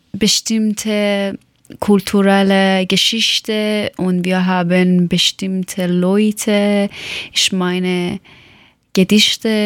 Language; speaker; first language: German; non-native, learner; Persian